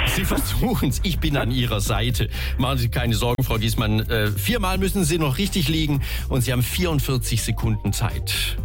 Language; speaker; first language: German; native; German